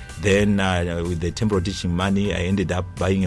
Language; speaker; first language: English; non-native, local second language; Shona